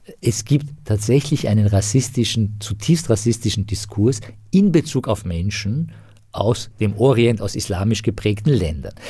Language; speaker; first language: German; non-native, fluent; Persian